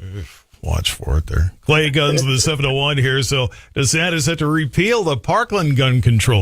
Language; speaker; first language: English; native; English